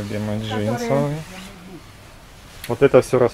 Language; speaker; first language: Russian; native; Russian